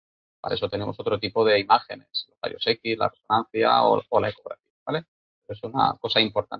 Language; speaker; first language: Spanish; native; Spanish